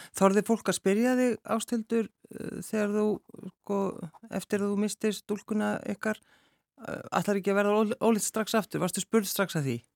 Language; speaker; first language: Icelandic; native; Icelandic